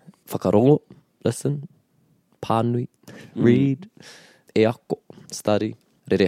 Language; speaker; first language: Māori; non-native, local second language; English